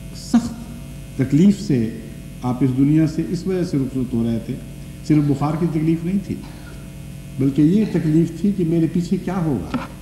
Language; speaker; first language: Urdu; non-native, local second language; Punjabi